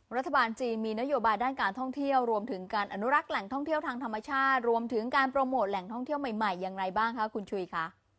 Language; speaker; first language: Thai; native; Thai